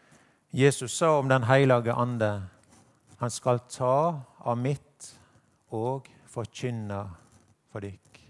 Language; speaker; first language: Norwegian; native; Norwegian